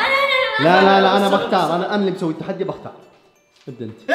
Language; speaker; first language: Arabic; native; Arabic